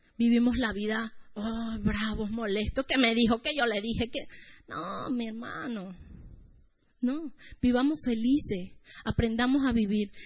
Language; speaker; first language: Spanish; native; Spanish